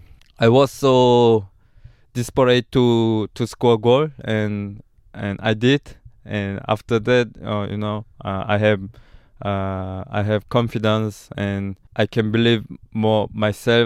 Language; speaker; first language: English; non-native, learner; Korean